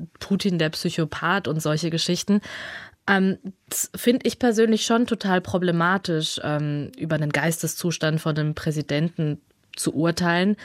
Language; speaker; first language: German; early bilingual, other home language; Russian